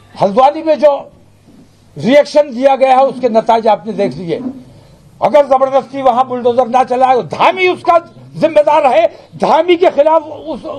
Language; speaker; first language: Hindi; native; Hindi